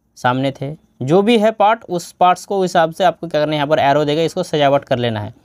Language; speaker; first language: Hindi; non-native, local second language; Bangla